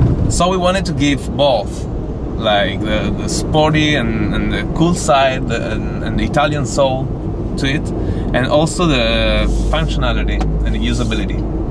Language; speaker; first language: English; non-native, fluent; Italian